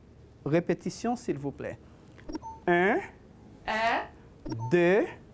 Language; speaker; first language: French; non-native, fluent; Spanish